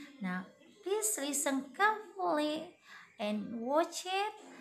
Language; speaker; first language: English; non-native, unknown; Indonesian